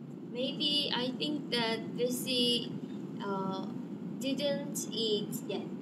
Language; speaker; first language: English; non-native, learner; Korean